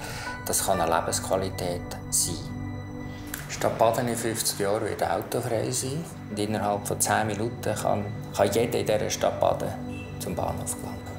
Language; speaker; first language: German; non-native, fluent; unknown